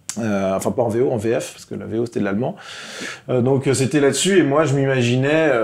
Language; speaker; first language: French; native; French